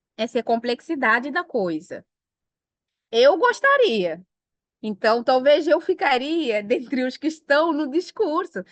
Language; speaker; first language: Portuguese; non-native, local second language; Upper Guinea Crioulo